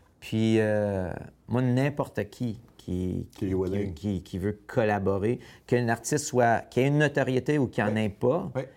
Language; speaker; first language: French; native; French